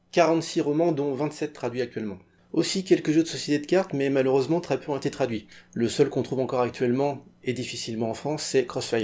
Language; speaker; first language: French; native; French